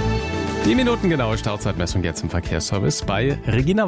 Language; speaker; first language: German; native; German